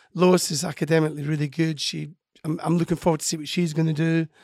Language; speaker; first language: English; native; English